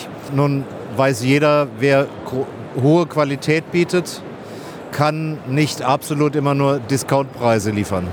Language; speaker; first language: German; native; German